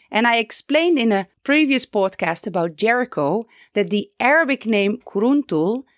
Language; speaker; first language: English; non-native, fluent; Dutch